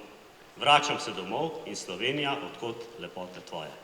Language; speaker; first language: Slovenian; native; Slovenian